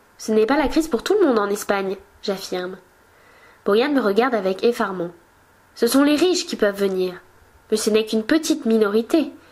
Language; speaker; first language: French; native; French